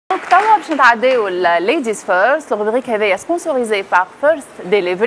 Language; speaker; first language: Arabic; native; Arabic